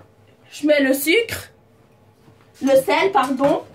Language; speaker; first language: French; non-native, learner; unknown